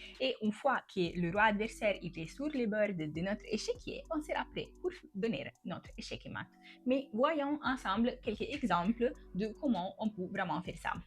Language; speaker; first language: French; non-native, fluent; Italian